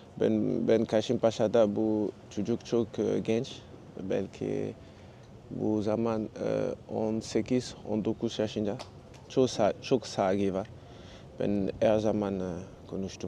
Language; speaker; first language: Turkish; non-native, learner; French